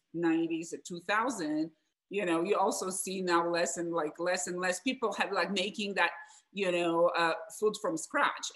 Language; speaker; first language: English; non-native, fluent; Polish